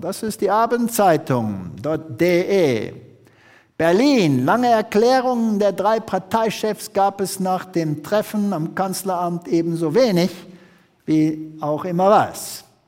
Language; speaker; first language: German; native; German